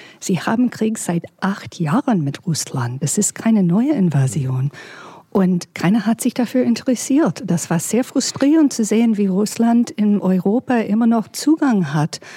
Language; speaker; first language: German; non-native, fluent; English